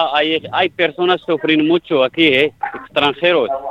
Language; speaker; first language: Spanish; non-native, fluent; Arabic